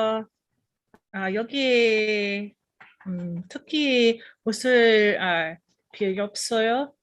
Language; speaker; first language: Korean; non-native, learner; English